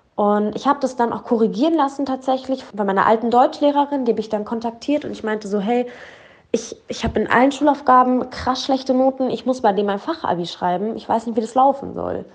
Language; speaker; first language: German; early bilingual, other home language; Arabic